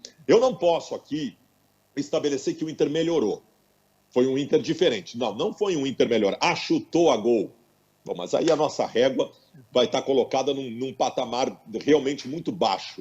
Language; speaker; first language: Portuguese; native; Portuguese